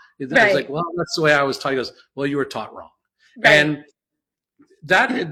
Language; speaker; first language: English; native; English